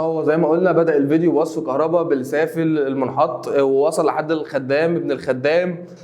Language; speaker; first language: Arabic; native; Arabic